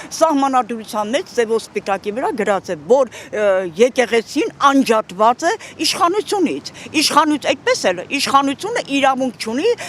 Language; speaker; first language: Armenian; native; Armenian